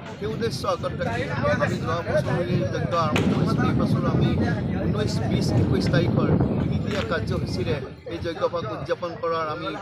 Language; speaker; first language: Assamese; native; Assamese